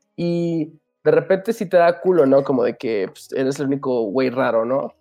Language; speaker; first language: Spanish; early bilingual, heritage; Spanish